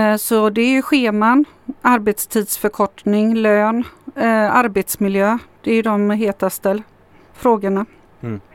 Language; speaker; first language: Swedish; non-native, fluent; Macedonian